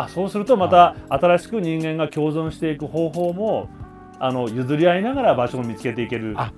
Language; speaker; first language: Japanese; native; Japanese